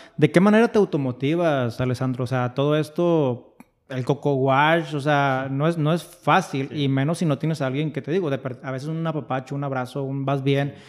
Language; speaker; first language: Spanish; native; Spanish